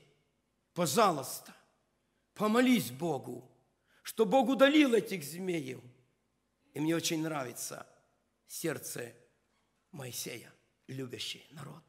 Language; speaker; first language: Russian; non-native, local second language; Ukrainian